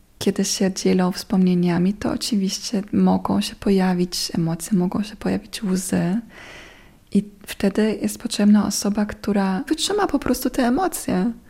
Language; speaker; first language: Polish; non-native, fluent; German